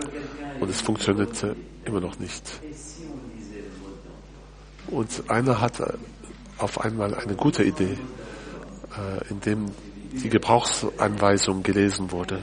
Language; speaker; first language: German; non-native, fluent; French